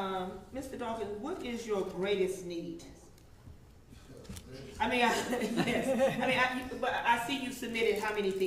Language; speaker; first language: English; native; English